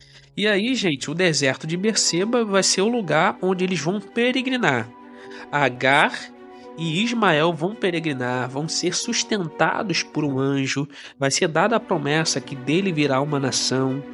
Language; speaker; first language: Portuguese; native; Portuguese